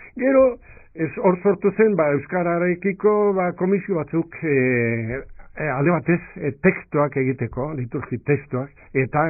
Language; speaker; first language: Basque; native; Basque